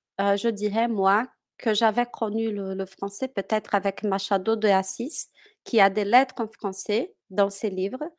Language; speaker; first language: French; non-native, fluent; Portuguese